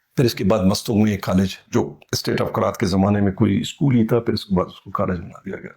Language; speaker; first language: Urdu; non-native, local second language; Baluchi